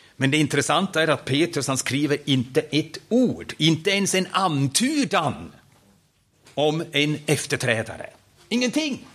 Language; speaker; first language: Swedish; non-native, fluent; German